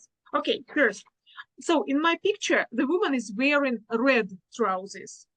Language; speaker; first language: English; non-native, fluent; Russian